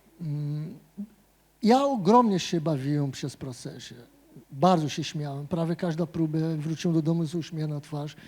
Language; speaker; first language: Polish; non-native, fluent; Portuguese